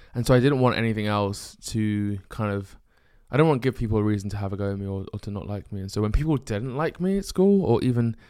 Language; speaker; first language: English; native; English